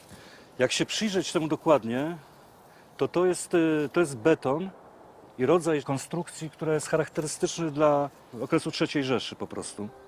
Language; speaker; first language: Polish; native; Polish